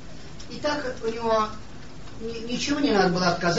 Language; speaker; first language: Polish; non-native, learner; Russian